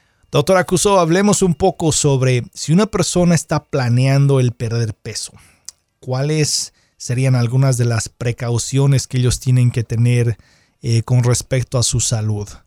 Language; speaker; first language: Spanish; native; Spanish